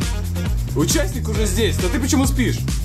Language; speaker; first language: Russian; native; Russian